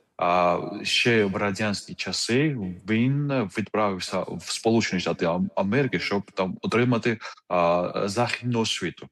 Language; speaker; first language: Ukrainian; non-native, fluent; Georgian